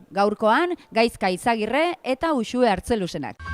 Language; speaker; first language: Basque; native; Basque